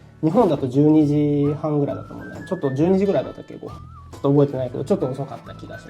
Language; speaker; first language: Japanese; native; Japanese